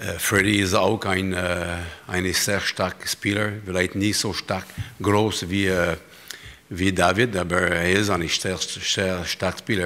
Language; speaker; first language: German; non-native, learner; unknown